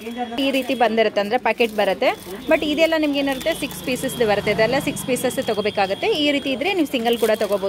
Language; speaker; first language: Kannada; native; Kannada